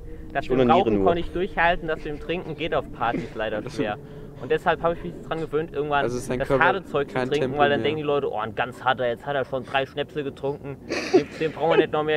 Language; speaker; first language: German; native; German